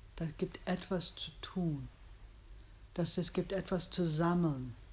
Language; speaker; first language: German; non-native, fluent; English